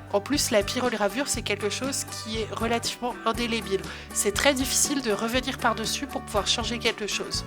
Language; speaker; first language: French; native; French